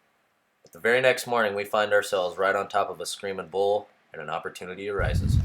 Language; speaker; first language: English; native; English